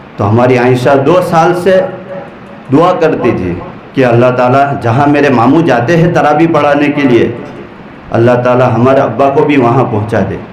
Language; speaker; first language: Urdu; non-native, local second language; Gujarati